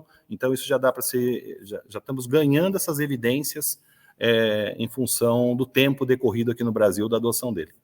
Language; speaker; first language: Portuguese; native; Portuguese